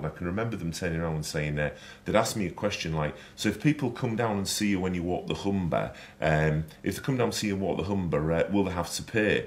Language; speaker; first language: English; native; English